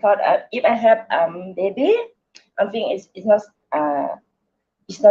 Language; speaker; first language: English; non-native, learner; Thai